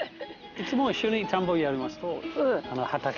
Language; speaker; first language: Japanese; non-native, learner; English